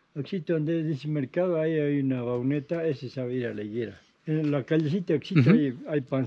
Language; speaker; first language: Spanish; native; Spanish